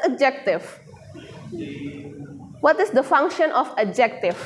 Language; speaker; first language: English; non-native, fluent; Indonesian